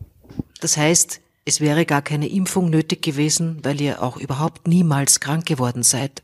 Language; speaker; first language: German; native; German